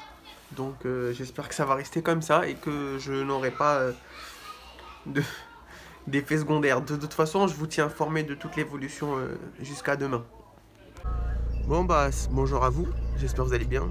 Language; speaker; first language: French; native; French